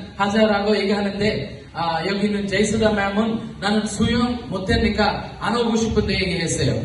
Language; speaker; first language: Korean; non-native, learner; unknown